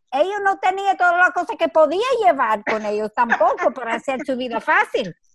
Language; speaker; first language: Spanish; native; Spanish